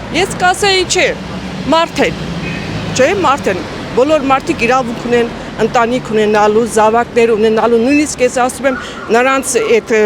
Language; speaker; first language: Armenian; native; Armenian